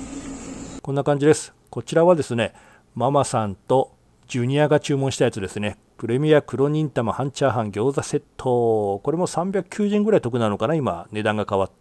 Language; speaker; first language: Japanese; native; Japanese